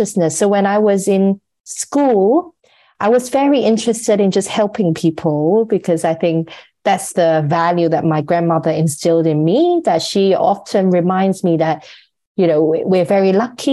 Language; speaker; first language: English; non-native, local second language; Cantonese